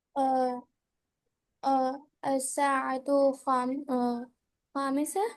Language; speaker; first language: Arabic; non-native, learner; Urdu